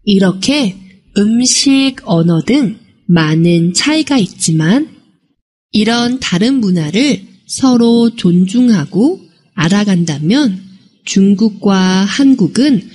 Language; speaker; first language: Korean; non-native, fluent; Chinese